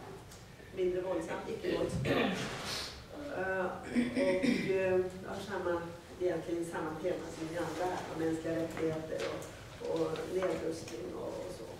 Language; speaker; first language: Swedish; native; Swedish